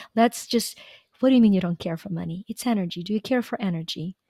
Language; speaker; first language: English; non-native, fluent; Ukrainian